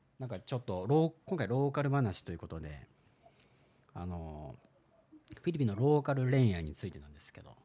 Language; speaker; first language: Japanese; early bilingual, heritage; Japanese